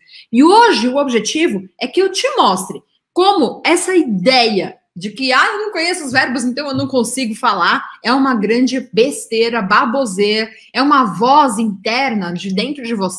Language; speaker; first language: Portuguese; native; Portuguese